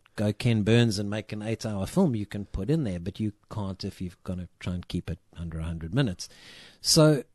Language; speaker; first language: English; native; English